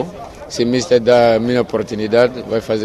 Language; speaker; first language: Portuguese; non-native, learner; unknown